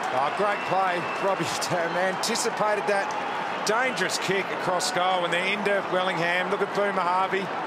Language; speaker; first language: English; native; English